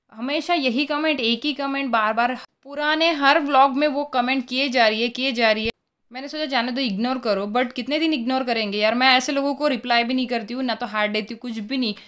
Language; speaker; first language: Hindi; native; Hindi